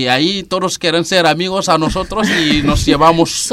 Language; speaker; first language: Spanish; non-native, fluent; Serer